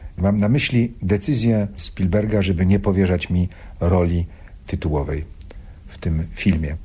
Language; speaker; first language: Polish; native; Polish